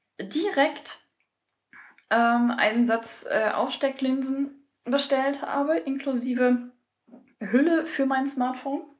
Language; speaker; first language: German; native; German